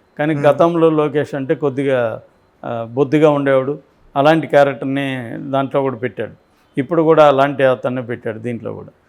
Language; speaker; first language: Telugu; native; Telugu